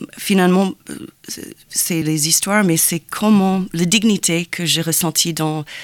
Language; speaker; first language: French; non-native, fluent; English